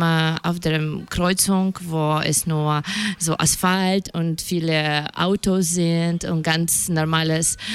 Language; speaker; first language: German; non-native, fluent; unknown